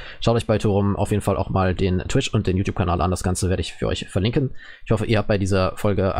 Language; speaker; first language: German; native; German